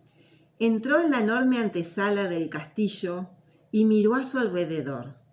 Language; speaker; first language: Spanish; native; Spanish